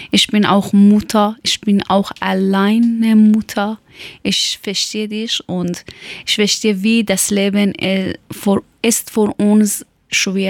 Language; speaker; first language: German; non-native, learner; Persian